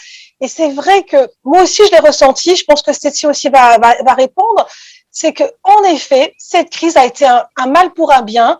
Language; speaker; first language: French; native; French